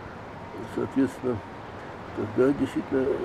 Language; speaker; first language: Russian; native; Russian